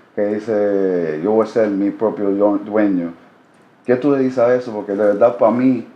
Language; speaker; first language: Spanish; early bilingual, heritage; Spanish